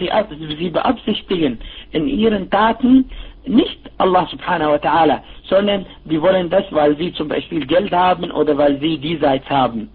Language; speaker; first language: German; non-native, fluent; Arabic